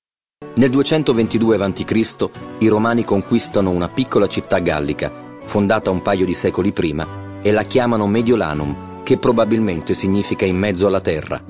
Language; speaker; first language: Italian; native; Italian